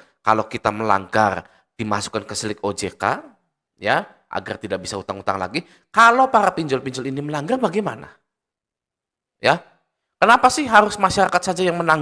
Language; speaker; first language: Indonesian; native; Indonesian